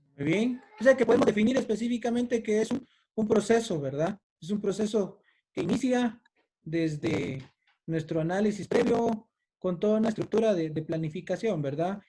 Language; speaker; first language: Spanish; native; Spanish